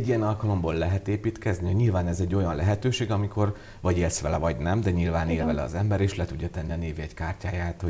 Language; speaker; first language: Hungarian; native; Hungarian